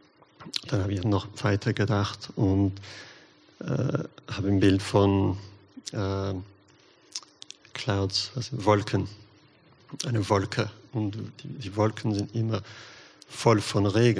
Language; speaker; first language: German; non-native, learner; English